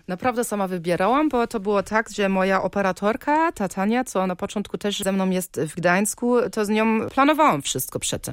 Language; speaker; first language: Polish; early bilingual, heritage; Polish